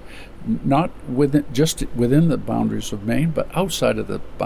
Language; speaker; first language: English; native; English